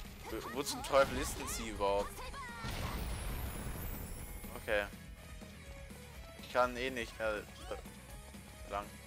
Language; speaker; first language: German; native; German